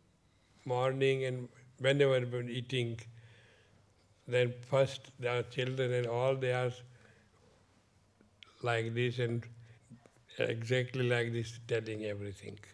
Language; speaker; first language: English; non-native, learner; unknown